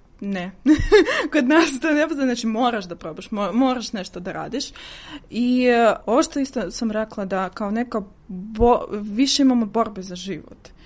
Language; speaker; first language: Serbian; non-native, fluent; Russian